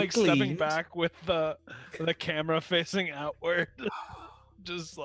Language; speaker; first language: English; native; English